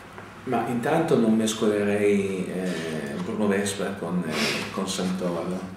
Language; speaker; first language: Italian; native; Italian